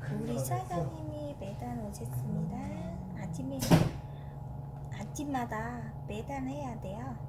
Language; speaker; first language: Korean; non-native, fluent; Vietnamese